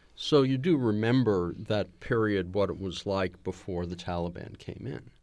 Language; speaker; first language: English; native; English